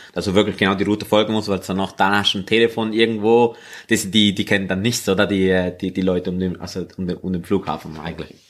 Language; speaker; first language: German; native; German